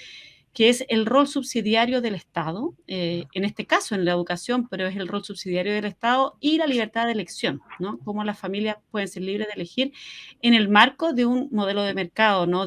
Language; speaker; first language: Spanish; native; Spanish